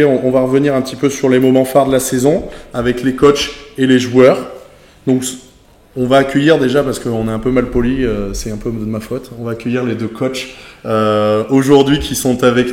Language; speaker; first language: French; native; French